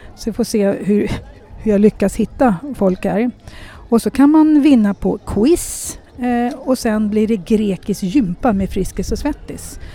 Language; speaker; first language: Swedish; native; Swedish